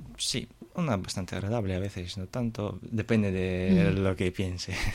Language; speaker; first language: Spanish; non-native, fluent; Russian